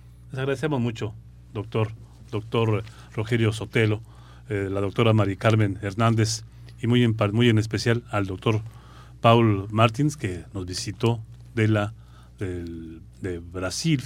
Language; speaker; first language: Spanish; native; Spanish